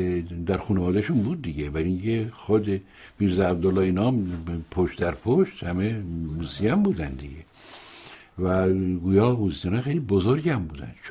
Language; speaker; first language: Persian; native; Persian